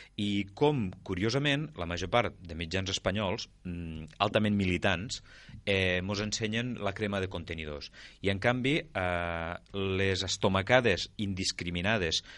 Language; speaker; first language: Catalan; native; Catalan